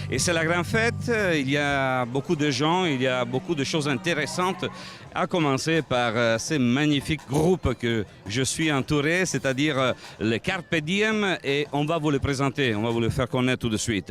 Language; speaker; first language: French; non-native, fluent; Italian